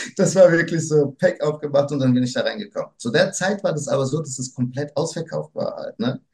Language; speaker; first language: German; early bilingual, other home language; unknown